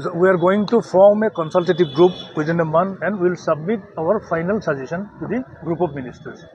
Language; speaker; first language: English; non-native, local second language; Assamese